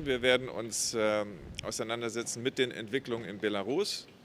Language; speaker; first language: German; native; German